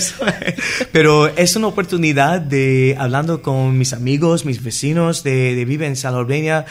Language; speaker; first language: Spanish; non-native, learner; English